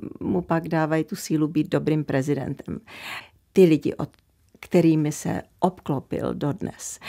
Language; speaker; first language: Czech; early bilingual, heritage; Czech